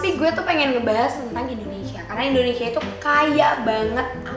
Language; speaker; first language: Indonesian; native; Indonesian